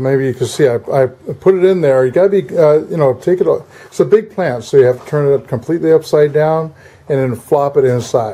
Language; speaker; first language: English; native; English